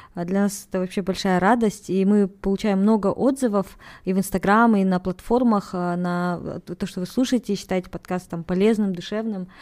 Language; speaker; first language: Russian; native; Russian